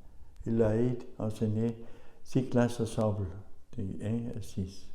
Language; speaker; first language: French; non-native, learner; German